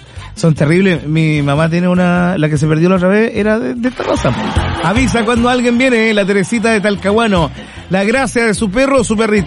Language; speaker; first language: Spanish; native; Spanish